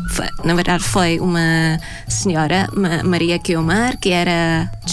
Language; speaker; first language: Portuguese; non-native, fluent; Thai